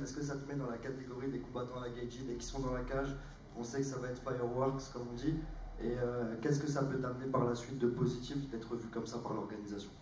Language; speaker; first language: French; native; French